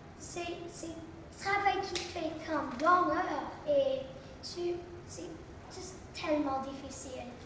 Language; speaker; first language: French; non-native, learner; English